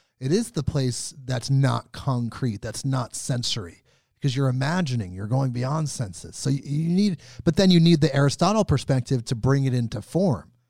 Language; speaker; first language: English; native; English